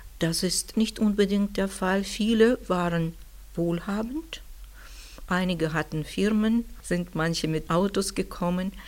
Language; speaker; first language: German; non-native, fluent; Russian